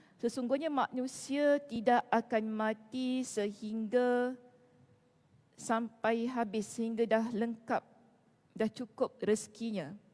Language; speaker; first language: Malay; native; Malay